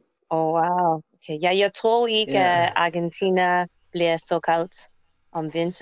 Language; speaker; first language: Danish; non-native, learner; English